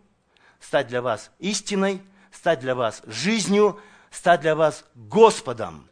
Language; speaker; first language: Russian; native; Russian